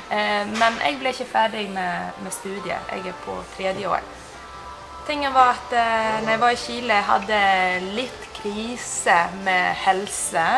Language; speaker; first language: Norwegian; early bilingual, heritage; Spanish